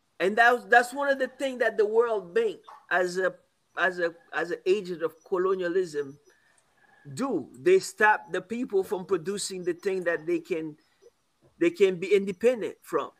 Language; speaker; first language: English; non-native, fluent; Haitian Creole